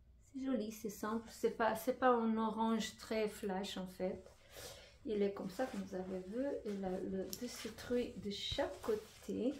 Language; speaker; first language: French; non-native, fluent; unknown